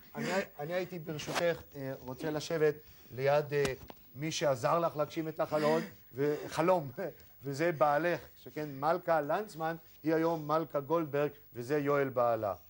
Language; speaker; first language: Hebrew; native; Hebrew